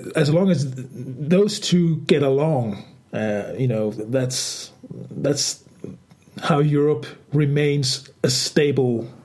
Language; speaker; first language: English; non-native, fluent; Danish